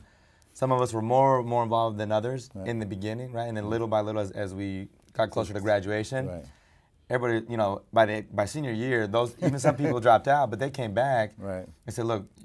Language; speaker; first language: English; early bilingual, other home language; Spanish